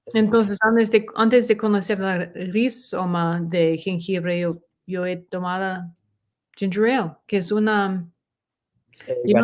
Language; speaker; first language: Spanish; non-native, learner; English